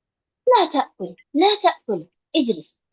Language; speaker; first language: Arabic; non-native, fluent; Indonesian